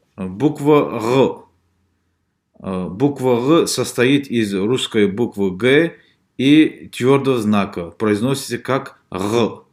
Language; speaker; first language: Russian; non-native, local second language; Lezghian